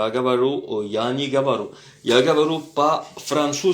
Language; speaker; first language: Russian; non-native, fluent; French